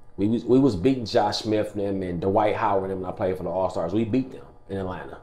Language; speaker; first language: English; native; English